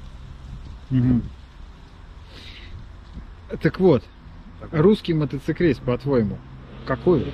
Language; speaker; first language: Russian; native; Russian